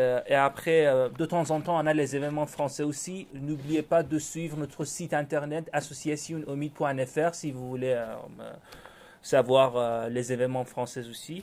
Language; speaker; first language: French; non-native, learner; Persian